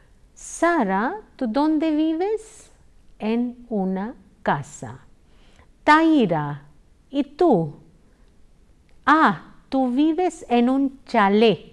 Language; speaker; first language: Spanish; non-native, fluent; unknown